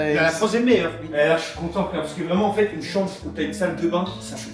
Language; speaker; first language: French; native; French